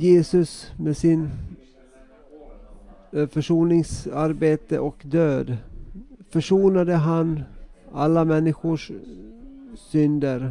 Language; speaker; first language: Swedish; non-native, local second language; Finnish